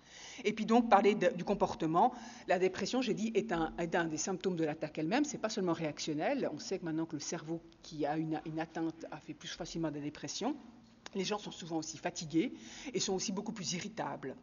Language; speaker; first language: French; native; French